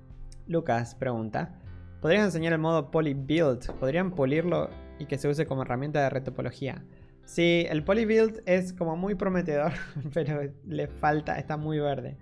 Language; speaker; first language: Spanish; native; Spanish